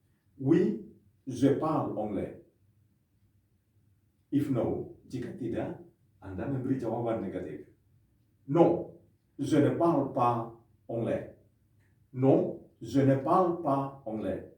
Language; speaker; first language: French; non-native, fluent; Indonesian